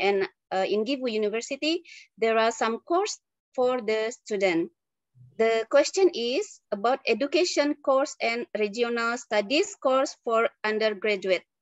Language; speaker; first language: English; non-native, learner; Indonesian